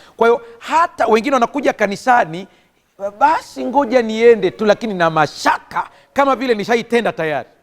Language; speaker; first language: Swahili; native; Swahili